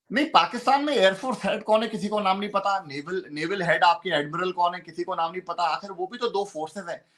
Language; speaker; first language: Urdu; non-native, local second language; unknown